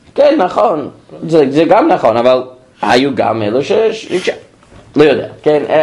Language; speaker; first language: Hebrew; non-native, fluent; English